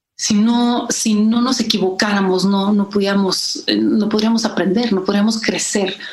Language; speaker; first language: Spanish; early bilingual, other home language; Polish